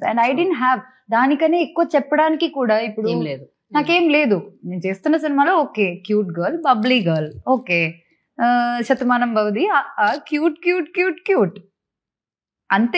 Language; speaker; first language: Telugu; non-native, fluent; Malayalam